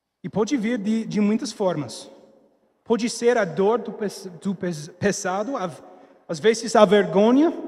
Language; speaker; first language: Portuguese; non-native, learner; English